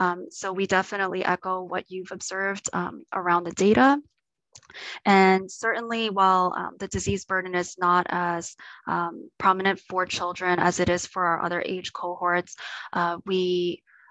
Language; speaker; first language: English; native; English